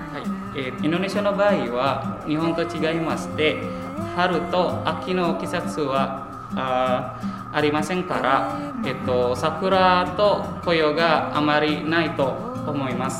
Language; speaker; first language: Japanese; non-native, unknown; Indonesian